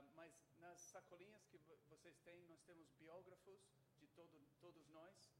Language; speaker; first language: Portuguese; non-native, fluent; English